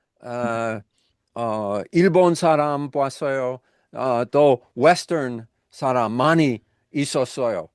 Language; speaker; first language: Korean; non-native, learner; English